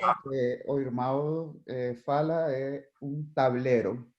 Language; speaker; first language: Portuguese; non-native, fluent; Spanish